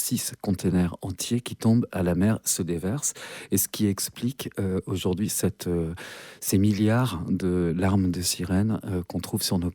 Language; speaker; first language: French; native; French